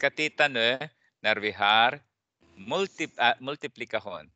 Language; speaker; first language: Swedish; non-native, fluent; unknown